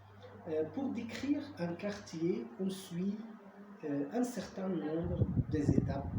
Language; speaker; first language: French; non-native, fluent; Arabic